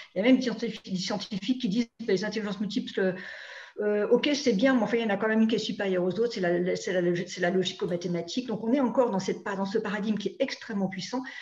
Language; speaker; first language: French; native; French